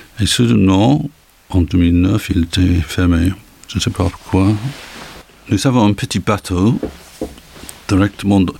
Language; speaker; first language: French; non-native, learner; English